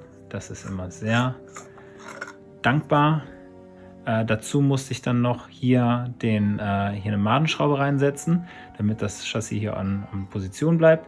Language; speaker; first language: German; native; German